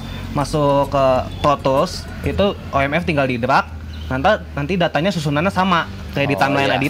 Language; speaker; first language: Indonesian; native; Indonesian